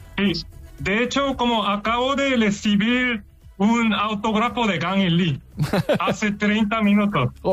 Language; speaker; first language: Spanish; non-native, learner; Korean